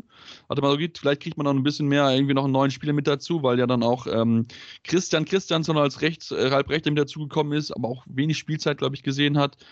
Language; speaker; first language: German; native; German